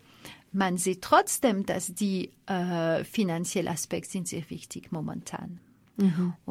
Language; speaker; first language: German; non-native, fluent; French